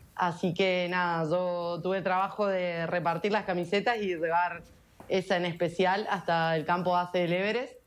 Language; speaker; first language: Spanish; native; Spanish